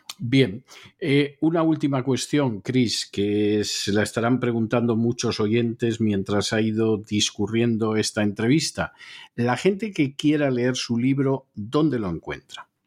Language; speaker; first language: Spanish; native; Spanish